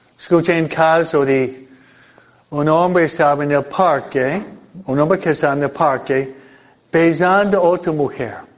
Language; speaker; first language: Spanish; non-native, fluent; English